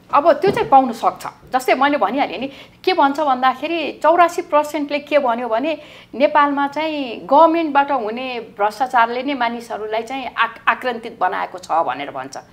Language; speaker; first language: Nepali; native; Nepali